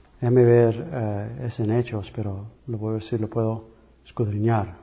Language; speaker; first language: Spanish; early bilingual, heritage; English